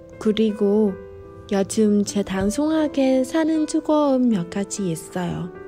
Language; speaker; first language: Korean; non-native, fluent; Vietnamese